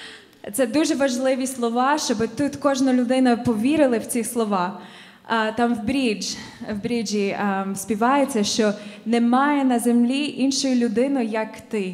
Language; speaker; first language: Ukrainian; non-native, fluent; English